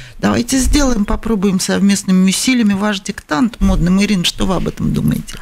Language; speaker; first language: Russian; native; Russian